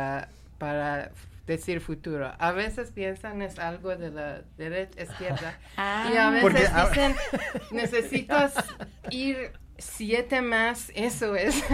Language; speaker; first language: Spanish; non-native, learner; Persian